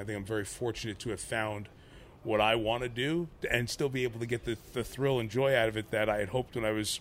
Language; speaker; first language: English; native; English